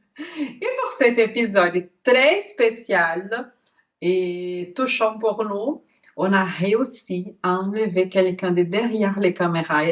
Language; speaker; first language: French; non-native, fluent; Portuguese